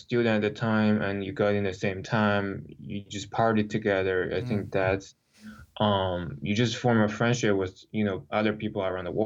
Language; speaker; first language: English; non-native, fluent; Chinese